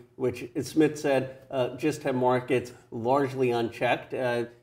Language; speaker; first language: English; native; English